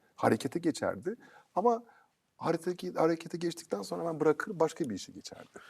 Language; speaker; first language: Turkish; early bilingual, heritage; Turkish